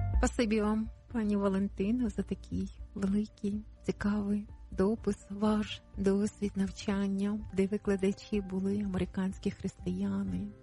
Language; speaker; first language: Ukrainian; native; Ukrainian